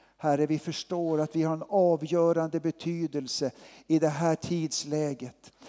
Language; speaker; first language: Swedish; native; Swedish